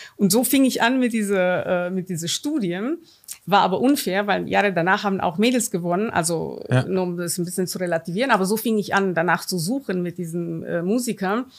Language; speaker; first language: German; non-native, fluent; Romanian